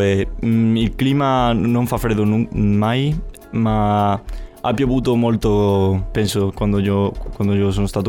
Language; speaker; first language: Italian; non-native, learner; Spanish